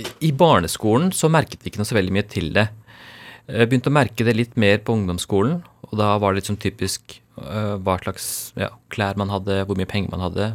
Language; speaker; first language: Norwegian; early bilingual, other home language; Urdu